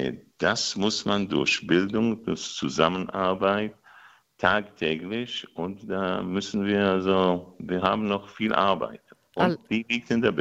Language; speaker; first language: German; non-native, fluent; Hebrew